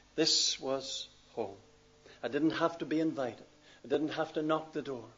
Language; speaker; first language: English; native; English